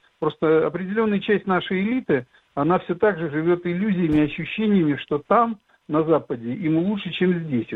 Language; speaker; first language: Russian; native; Russian